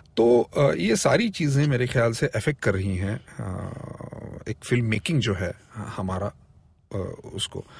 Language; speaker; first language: Hindi; non-native, local second language; Marathi